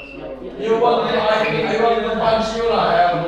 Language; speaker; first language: English; non-native, learner; Indonesian